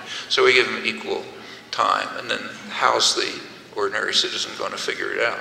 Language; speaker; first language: English; native; English